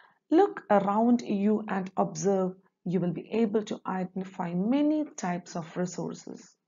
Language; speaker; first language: English; non-native, local second language; Malayalam